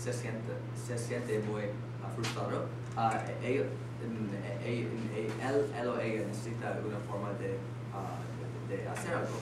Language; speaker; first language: Spanish; non-native, learner; English